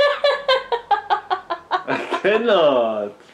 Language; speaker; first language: English; non-native, learner; German